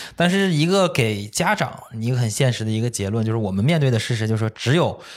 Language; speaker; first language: Chinese; native; Chinese